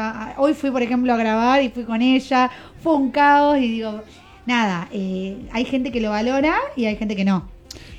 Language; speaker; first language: Spanish; native; Spanish